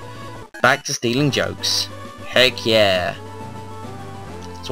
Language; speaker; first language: English; native; English